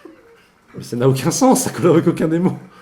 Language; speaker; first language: French; native; French